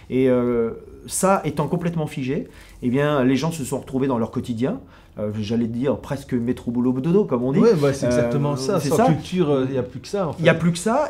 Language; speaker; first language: French; native; French